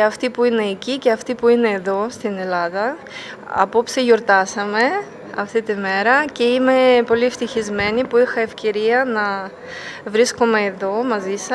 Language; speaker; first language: Greek; non-native, fluent; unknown